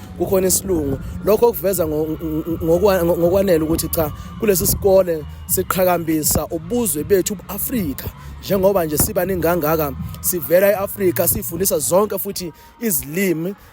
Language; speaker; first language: Zulu; native; Zulu